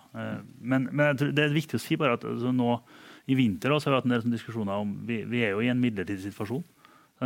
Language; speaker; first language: Norwegian; native; Norwegian